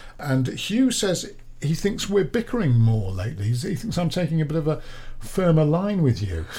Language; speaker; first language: English; native; English